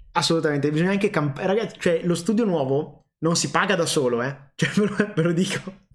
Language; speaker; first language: Italian; native; Italian